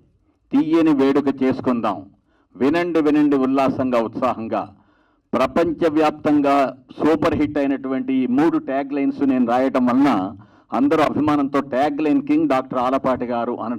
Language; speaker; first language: Telugu; native; Telugu